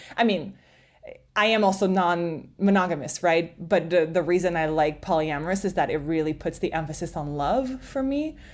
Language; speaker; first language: English; non-native, fluent; French